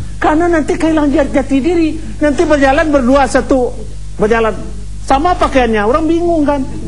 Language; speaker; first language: Indonesian; non-native, local second language; Minangkabau